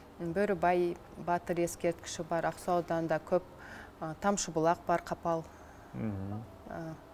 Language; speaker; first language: Kazakh; non-native, local second language; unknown